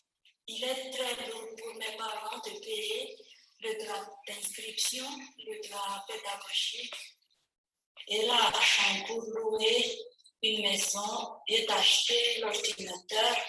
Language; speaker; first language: French; non-native, local second language; Malagasy